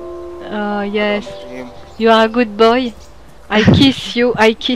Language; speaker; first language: English; non-native, learner; French